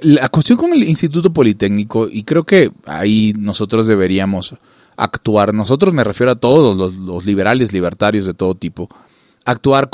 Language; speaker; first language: Spanish; native; Spanish